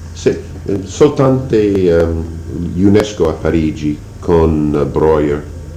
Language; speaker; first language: Italian; non-native, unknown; English